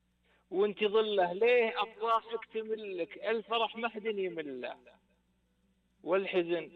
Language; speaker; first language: Arabic; native; Arabic